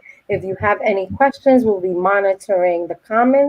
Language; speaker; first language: English; native; English